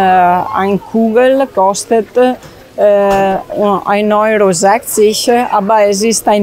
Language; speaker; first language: German; non-native, learner; Italian